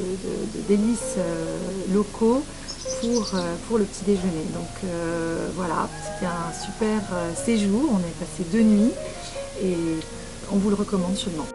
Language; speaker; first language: French; native; French